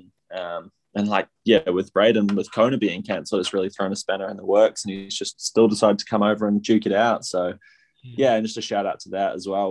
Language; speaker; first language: English; native; English